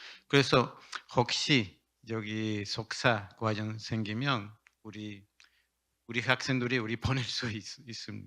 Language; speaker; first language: Korean; non-native, learner; Spanish